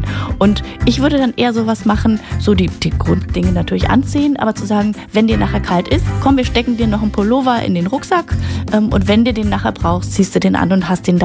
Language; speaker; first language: German; native; German